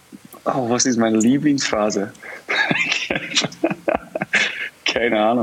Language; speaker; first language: German; non-native, fluent; English